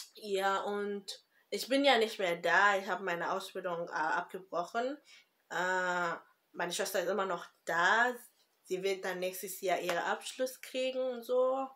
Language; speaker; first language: German; non-native, learner; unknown